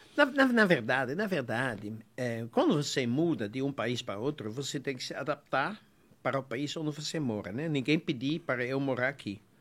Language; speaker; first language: Portuguese; non-native, fluent; Dutch